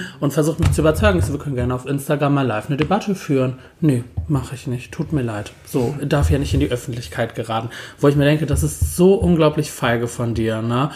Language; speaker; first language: German; early bilingual, other home language; Turkish